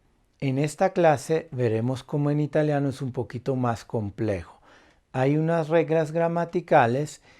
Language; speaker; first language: Spanish; non-native, fluent; Italian